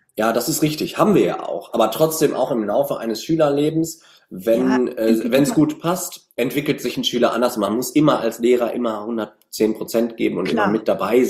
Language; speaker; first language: German; native; German